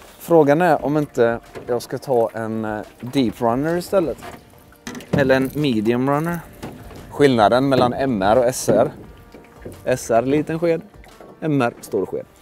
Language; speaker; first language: Swedish; early bilingual, other home language; Russian